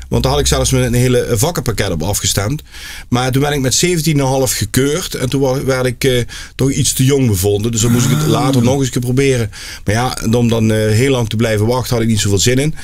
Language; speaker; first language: Dutch; native; Dutch